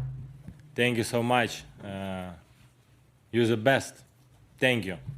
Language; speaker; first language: English; non-native, learner; Ukrainian